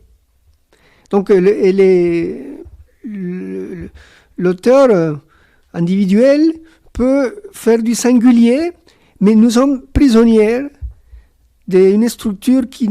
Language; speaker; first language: French; non-native, fluent; Spanish